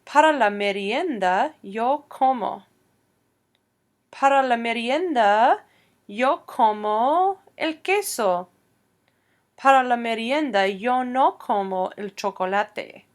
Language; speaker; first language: Spanish; non-native, fluent; English